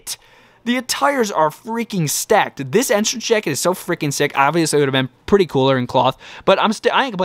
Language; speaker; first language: English; native; English